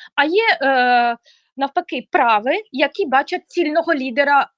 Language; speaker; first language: Ukrainian; non-native, local second language; Russian